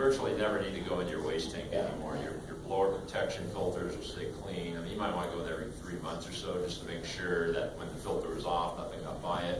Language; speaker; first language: English; native; English